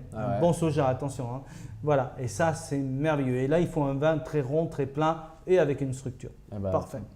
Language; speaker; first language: French; native; French